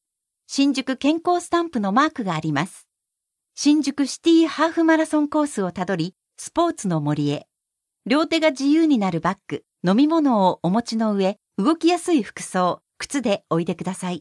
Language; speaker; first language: Japanese; native; Japanese